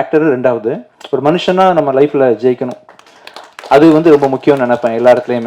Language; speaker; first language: Tamil; native; Tamil